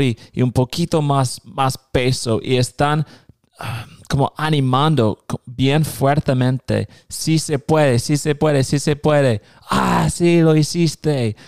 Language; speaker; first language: Spanish; non-native, fluent; English